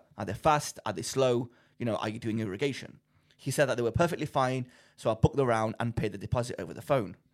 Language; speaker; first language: English; non-native, fluent; Greek